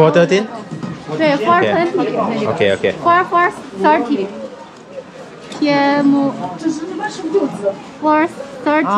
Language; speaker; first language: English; non-native, learner; Chinese